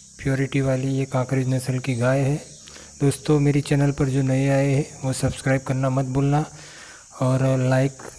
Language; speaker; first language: Hindi; non-native, local second language; Gujarati